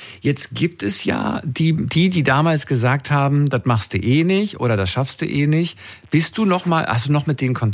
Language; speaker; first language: German; native; German